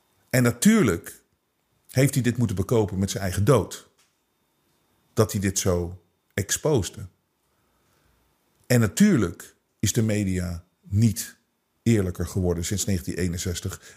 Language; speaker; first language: Dutch; native; Dutch